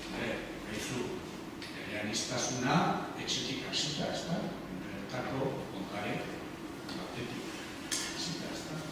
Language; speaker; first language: Basque; non-native, local second language; Spanish